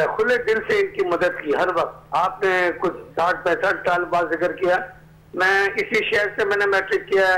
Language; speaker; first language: Urdu; native; Urdu